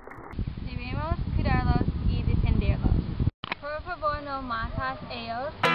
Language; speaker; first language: Spanish; non-native, learner; English